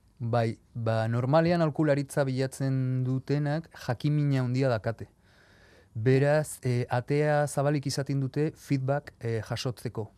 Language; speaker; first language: Basque; non-native, local second language; Spanish